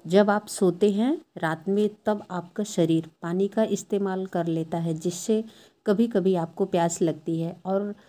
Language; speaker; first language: Hindi; native; Hindi